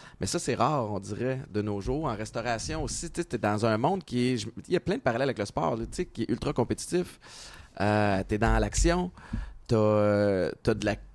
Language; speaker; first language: French; native; French